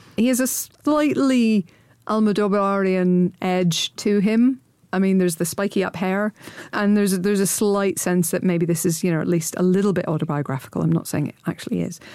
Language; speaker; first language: English; native; English